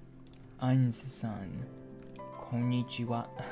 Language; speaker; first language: Japanese; non-native, learner; English